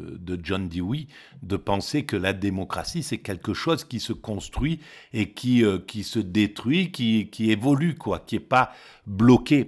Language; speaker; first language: French; native; French